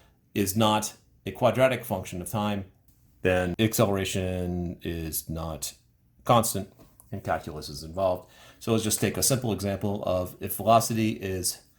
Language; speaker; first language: English; native; English